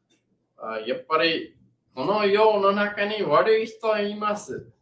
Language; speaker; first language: Japanese; non-native, learner; English